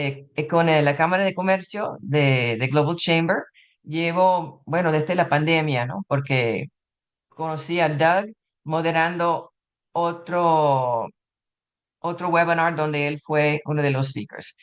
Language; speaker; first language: Spanish; non-native, fluent; English